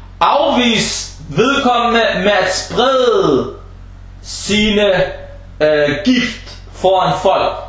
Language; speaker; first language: Danish; early bilingual, other home language; Arabic